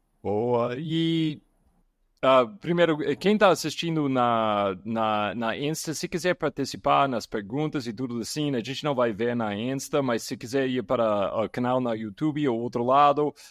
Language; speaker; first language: Portuguese; non-native, fluent; English